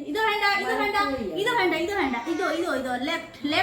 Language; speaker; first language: Malayalam; non-native, learner; Bangla